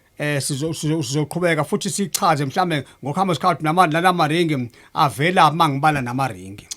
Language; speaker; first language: Zulu; native; Zulu